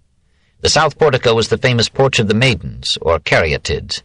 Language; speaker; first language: English; native; English